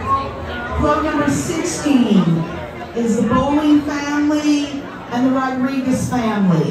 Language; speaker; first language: English; native; English